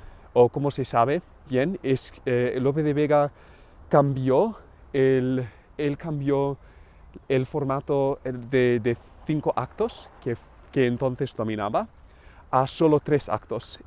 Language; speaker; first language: Spanish; non-native, fluent; English